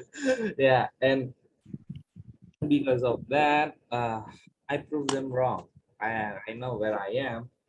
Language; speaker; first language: English; non-native, learner; Indonesian